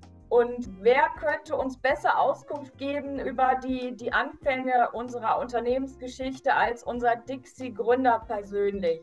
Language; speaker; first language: German; native; German